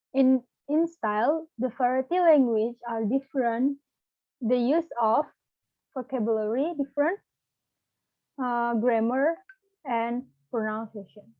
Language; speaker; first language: English; non-native, learner; Balinese